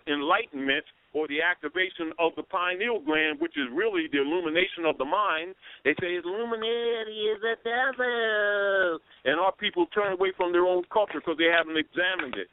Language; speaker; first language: English; native; English